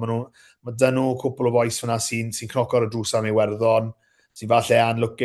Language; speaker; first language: Welsh; native; Welsh